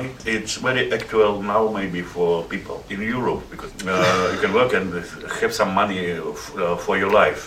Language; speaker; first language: English; non-native, learner; Russian